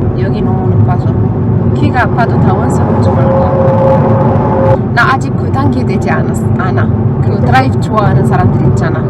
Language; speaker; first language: Korean; non-native, learner; Arabic